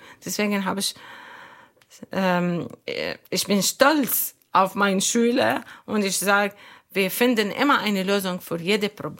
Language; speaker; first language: German; non-native, learner; Arabic